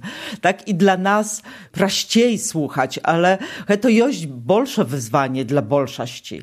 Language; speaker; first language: Polish; non-native, local second language; Belarusian